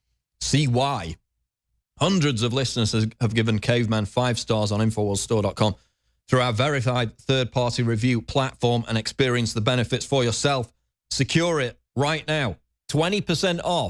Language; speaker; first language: English; native; English